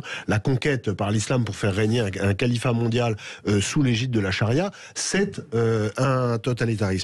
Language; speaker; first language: French; native; French